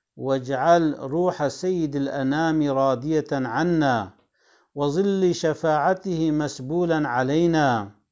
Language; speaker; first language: Arabic; non-native, fluent; Kurdish